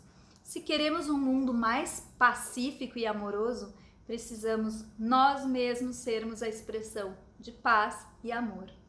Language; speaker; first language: Portuguese; native; Portuguese